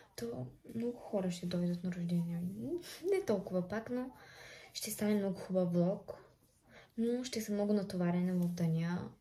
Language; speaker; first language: Bulgarian; non-native, local second language; Turkish